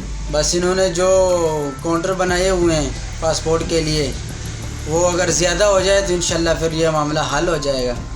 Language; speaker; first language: Hindi; non-native, local second language; Pashto